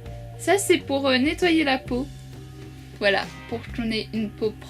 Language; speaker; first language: French; native; French